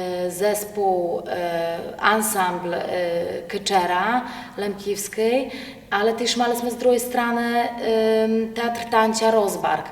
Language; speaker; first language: Polish; non-native, local second language; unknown